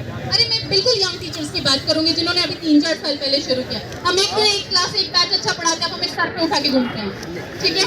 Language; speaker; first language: Hindi; native; Hindi